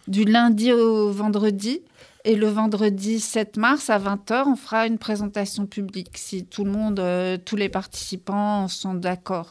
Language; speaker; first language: French; native; French